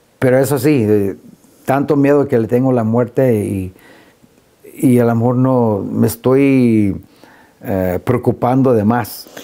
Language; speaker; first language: Spanish; early bilingual, heritage; Spanish